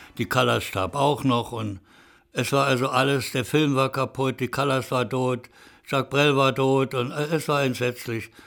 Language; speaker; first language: German; native; German